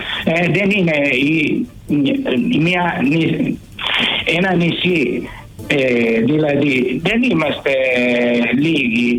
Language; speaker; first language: Greek; early bilingual, heritage; Greek